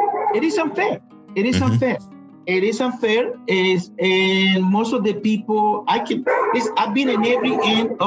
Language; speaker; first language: English; non-native, fluent; Spanish